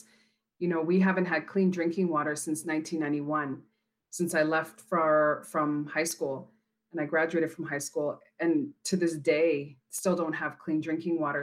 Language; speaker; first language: English; native; English